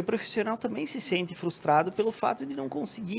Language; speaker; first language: Portuguese; native; Portuguese